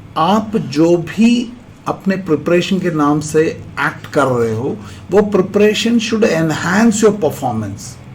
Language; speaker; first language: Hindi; non-native, local second language; Malayalam